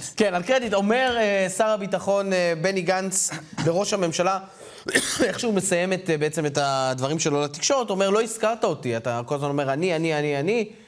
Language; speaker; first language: Hebrew; native; Hebrew